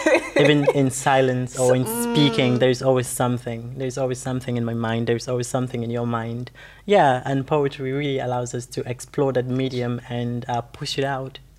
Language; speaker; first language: English; non-native, local second language; Wolof